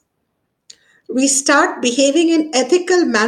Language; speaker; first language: English; non-native, local second language; Hindi